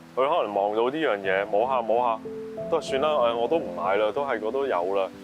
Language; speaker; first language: Cantonese; native; Cantonese